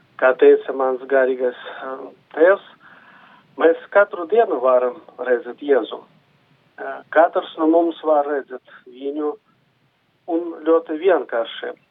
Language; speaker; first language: Latvian; non-native, local second language; Russian